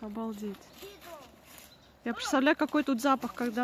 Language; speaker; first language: Russian; native; Russian